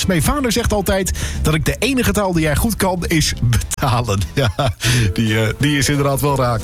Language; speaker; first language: Dutch; native; Dutch